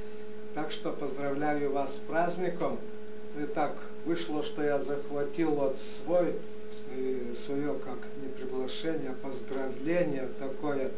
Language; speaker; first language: Russian; non-native, local second language; Lithuanian